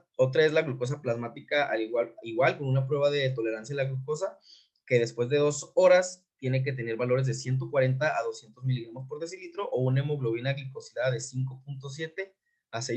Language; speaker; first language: Spanish; native; Spanish